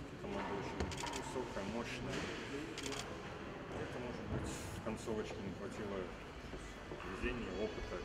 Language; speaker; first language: Russian; native; Russian